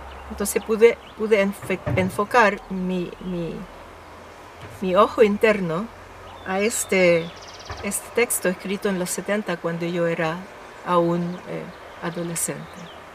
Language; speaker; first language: Spanish; non-native, fluent; Filipino